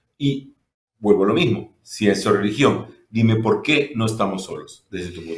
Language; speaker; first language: Spanish; native; Spanish